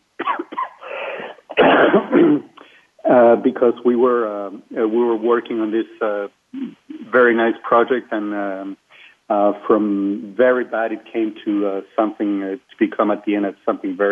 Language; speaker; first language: English; non-native, fluent; Spanish